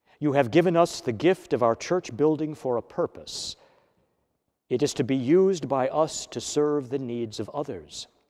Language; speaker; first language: English; native; English